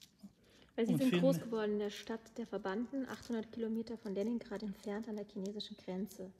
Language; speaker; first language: German; native; German